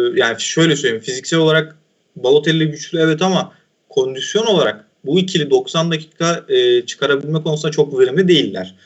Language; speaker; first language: Turkish; native; Turkish